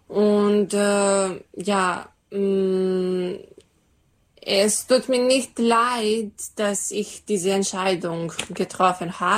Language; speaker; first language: German; non-native, learner; Serbian